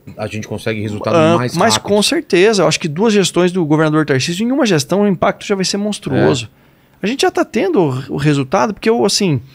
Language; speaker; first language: Portuguese; native; Portuguese